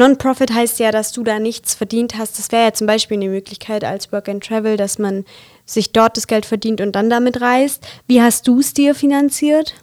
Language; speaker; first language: German; native; German